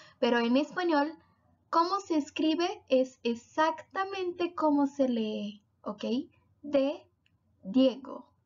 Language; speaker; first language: Spanish; non-native, fluent; Portuguese